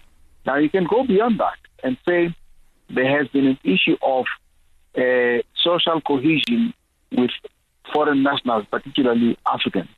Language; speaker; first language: English; non-native, local second language; Xhosa